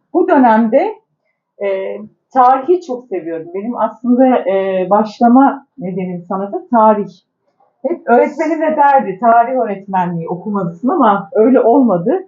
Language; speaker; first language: Turkish; native; Turkish